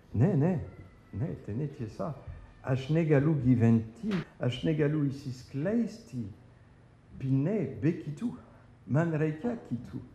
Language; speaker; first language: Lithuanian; non-native, fluent; French